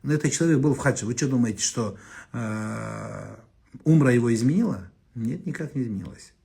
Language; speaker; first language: Russian; non-native, local second language; Kazakh